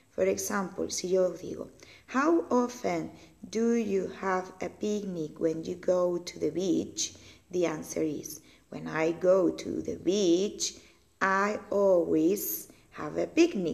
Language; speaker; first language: English; non-native, learner; Spanish